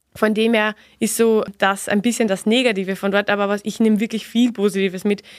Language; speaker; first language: German; native; German